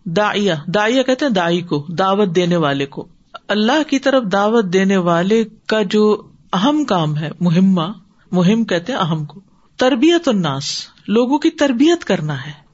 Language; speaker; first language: Urdu; native; Urdu